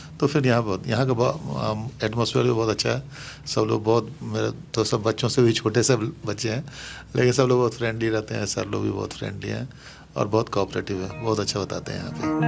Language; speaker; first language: Hindi; native; Hindi